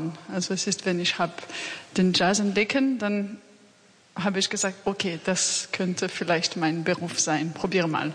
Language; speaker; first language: German; non-native, learner; French